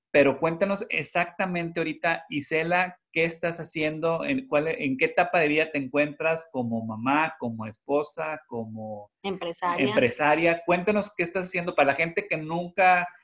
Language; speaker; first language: Spanish; native; Spanish